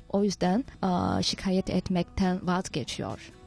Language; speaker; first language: Turkish; non-native, fluent; Chinese